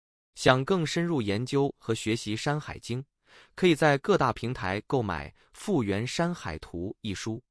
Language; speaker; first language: Chinese; native; Chinese